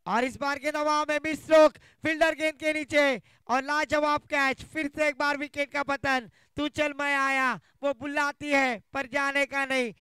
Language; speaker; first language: Hindi; non-native, local second language; Marathi